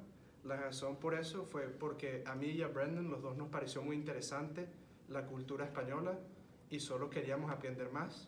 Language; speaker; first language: Spanish; early bilingual, heritage; Spanish